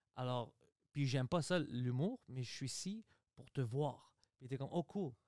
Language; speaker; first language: French; early bilingual, other home language; Greek